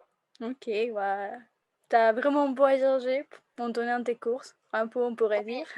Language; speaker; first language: French; non-native, fluent; Spanish